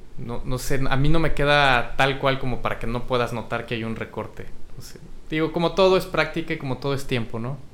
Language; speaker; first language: Spanish; native; Spanish